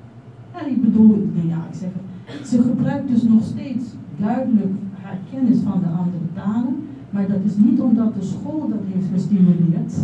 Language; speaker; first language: Dutch; non-native, local second language; Papiamento